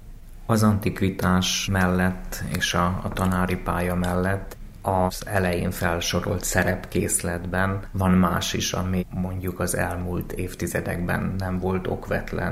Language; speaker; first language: Hungarian; native; Hungarian